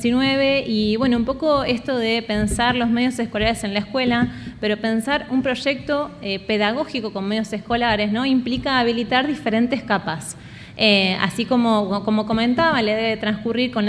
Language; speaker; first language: Spanish; native; Spanish